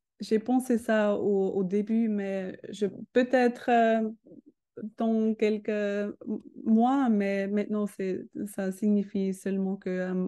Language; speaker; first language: French; non-native, learner; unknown